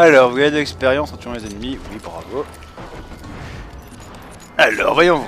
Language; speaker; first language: French; native; French